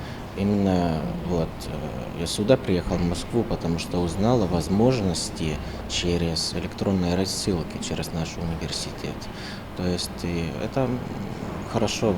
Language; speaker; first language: Russian; non-native, fluent; Finnish